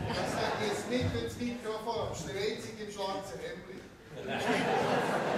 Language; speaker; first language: German; native; German